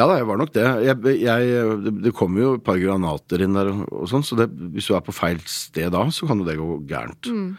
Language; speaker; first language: Norwegian; native; Norwegian